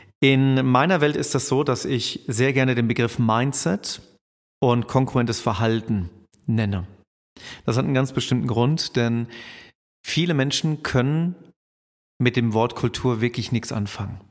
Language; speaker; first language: German; native; German